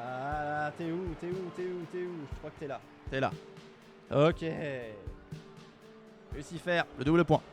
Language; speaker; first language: French; native; French